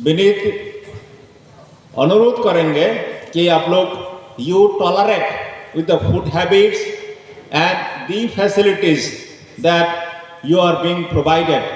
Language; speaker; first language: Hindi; non-native, local second language; Kok Borok